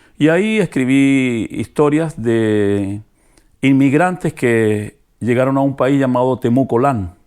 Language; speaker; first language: Spanish; native; Spanish